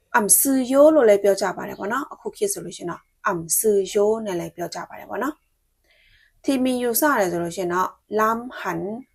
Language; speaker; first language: Burmese; non-native, local second language; Shan